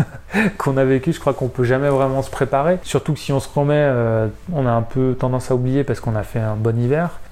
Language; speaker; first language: French; native; French